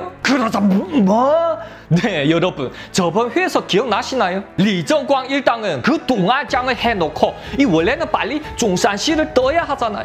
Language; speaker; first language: Korean; native; Korean